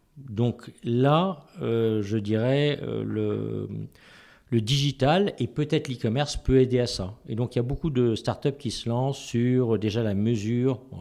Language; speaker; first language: French; native; French